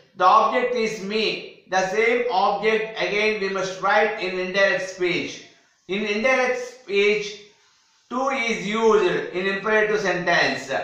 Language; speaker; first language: English; non-native, local second language; Telugu